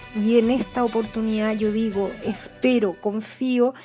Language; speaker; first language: Spanish; native; Spanish